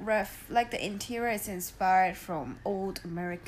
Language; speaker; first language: English; non-native, local second language; Cantonese